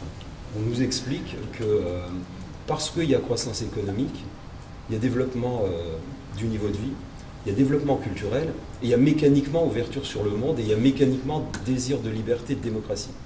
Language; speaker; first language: French; native; French